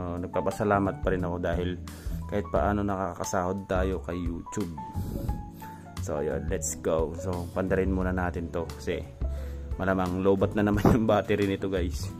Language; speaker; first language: Filipino; non-native, local second language; Pangasinan